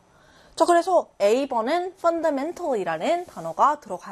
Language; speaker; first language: Korean; native; Korean